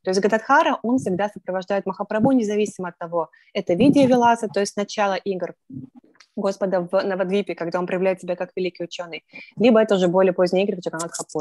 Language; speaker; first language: Russian; native; Russian